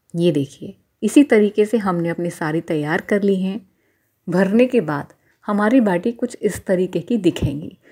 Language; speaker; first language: Hindi; native; Hindi